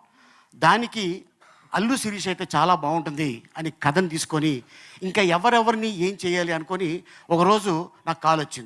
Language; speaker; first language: Telugu; native; Telugu